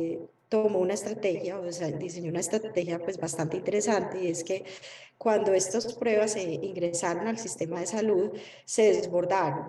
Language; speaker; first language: Spanish; native; Spanish